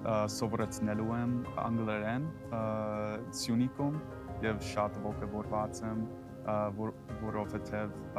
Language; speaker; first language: Armenian; non-native, learner; English